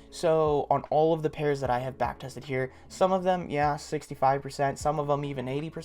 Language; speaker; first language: English; native; English